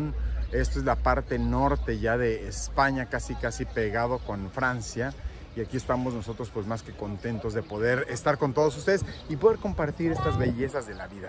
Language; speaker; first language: Spanish; native; Spanish